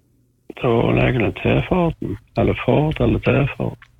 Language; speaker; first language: Norwegian; native; Norwegian